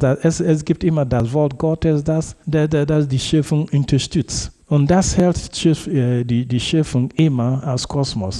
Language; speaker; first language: German; non-native, fluent; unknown